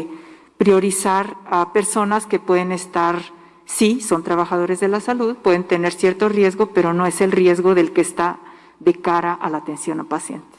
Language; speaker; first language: Spanish; native; Spanish